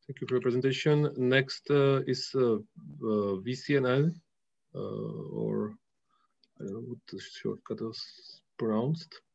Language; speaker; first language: English; non-native, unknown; Czech